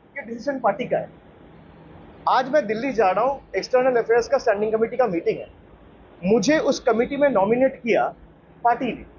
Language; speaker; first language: Hindi; non-native, local second language; Bangla